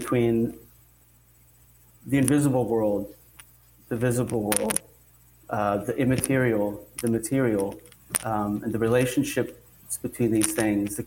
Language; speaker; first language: English; native; English